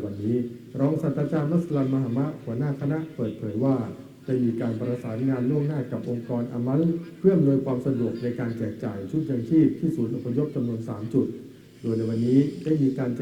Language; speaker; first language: Thai; native; Thai